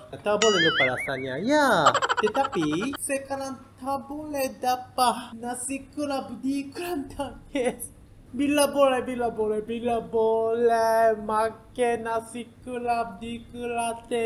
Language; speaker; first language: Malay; non-native, learner; Japanese